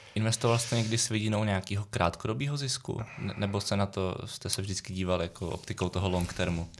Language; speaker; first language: Czech; native; Czech